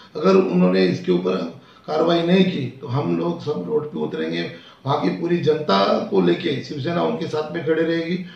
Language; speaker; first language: Hindi; non-native, local second language; Marathi